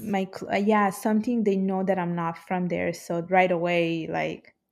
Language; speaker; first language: English; early bilingual, heritage; Italian